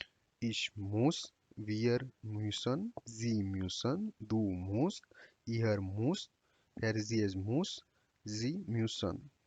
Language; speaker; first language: German; non-native, fluent; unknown